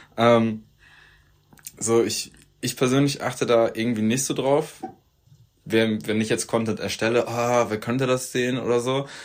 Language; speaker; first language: German; early bilingual, other home language; Turkish